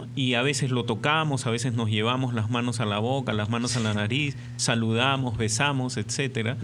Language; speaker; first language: Spanish; native; Spanish